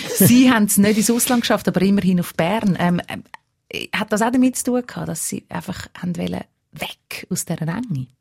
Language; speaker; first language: German; native; German